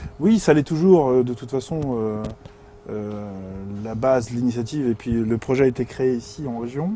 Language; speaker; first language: French; native; French